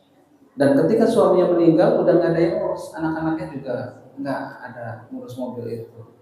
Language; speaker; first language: Indonesian; native; Indonesian